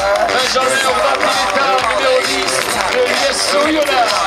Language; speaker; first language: French; native; French